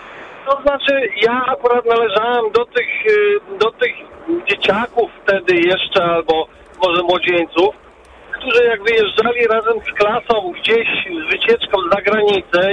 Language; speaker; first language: Polish; early bilingual, other home language; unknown